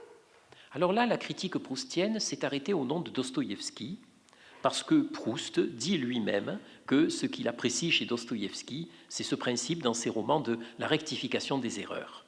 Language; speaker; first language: French; native; French